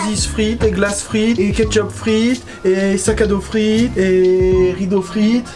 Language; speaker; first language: French; native; French